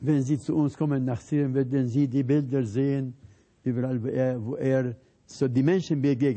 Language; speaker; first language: German; non-native, fluent; Arabic